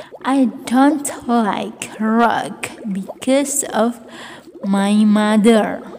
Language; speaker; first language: English; non-native, fluent; Indonesian